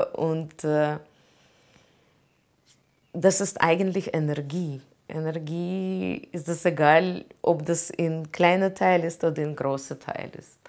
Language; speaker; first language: German; non-native, learner; Russian